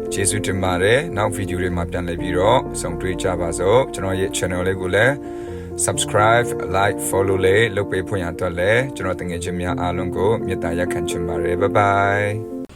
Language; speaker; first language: Burmese; non-native, local second language; Kachin